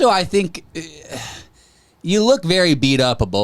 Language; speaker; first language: English; native; English